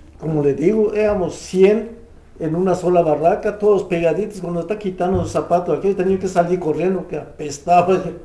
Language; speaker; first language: Spanish; native; Spanish